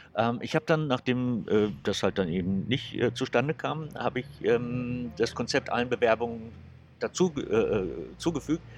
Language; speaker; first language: German; native; German